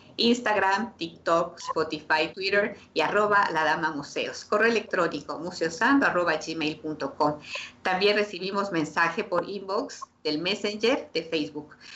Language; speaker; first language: Spanish; native; Spanish